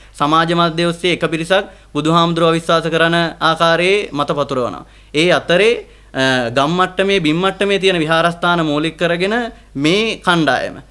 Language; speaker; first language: Sinhala; native; Sinhala